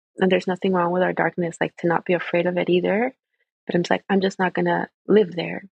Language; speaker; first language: English; early bilingual, other home language; Spanish